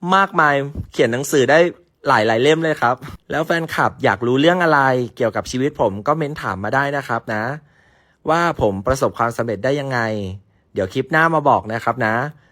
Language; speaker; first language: Thai; native; Thai